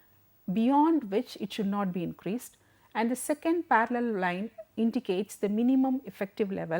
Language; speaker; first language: English; non-native, local second language; Tamil